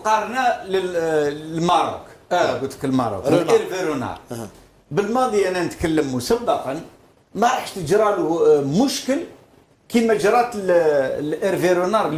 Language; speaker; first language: Arabic; native; Arabic